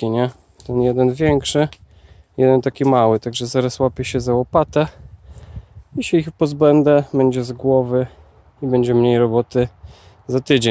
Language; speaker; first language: Polish; native; Polish